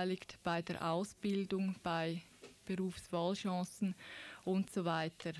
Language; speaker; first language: German; native; German